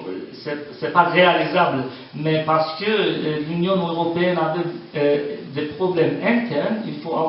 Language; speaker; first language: French; non-native, learner; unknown